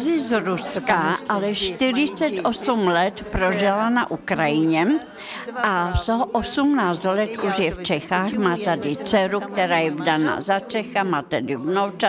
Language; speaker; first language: Czech; non-native, fluent; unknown